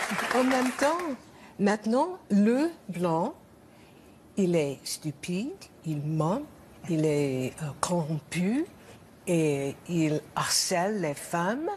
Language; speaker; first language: French; non-native, learner; English